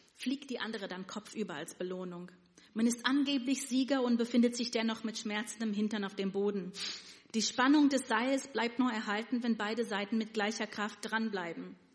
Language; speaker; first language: German; non-native, fluent; Yiddish